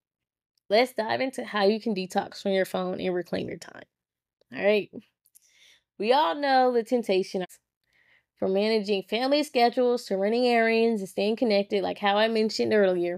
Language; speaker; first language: English; native; English